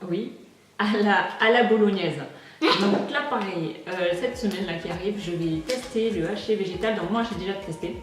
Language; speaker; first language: French; native; French